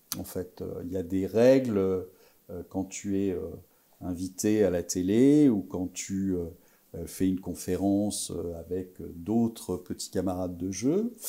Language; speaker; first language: French; native; French